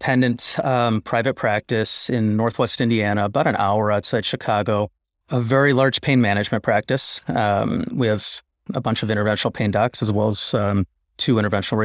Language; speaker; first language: English; native; English